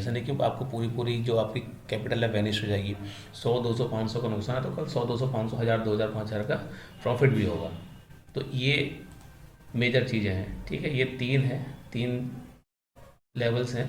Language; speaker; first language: Hindi; native; Hindi